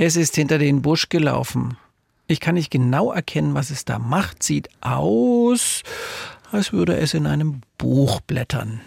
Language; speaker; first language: German; native; German